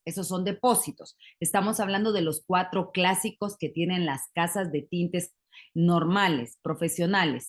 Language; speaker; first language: Spanish; native; Spanish